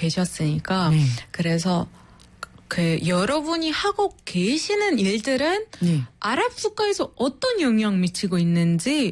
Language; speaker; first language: Korean; non-native, fluent; Arabic